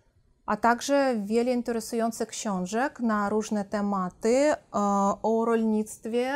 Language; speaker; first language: Polish; non-native, fluent; Russian